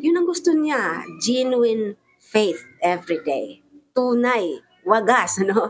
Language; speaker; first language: Filipino; native; Filipino